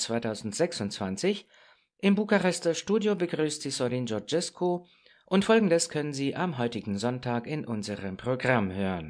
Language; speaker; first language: German; non-native, fluent; Romanian